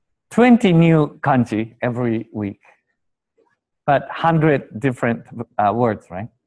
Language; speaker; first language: English; non-native, fluent; Japanese